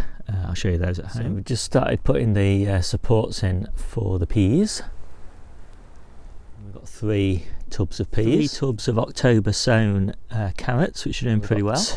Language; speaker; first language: English; native; English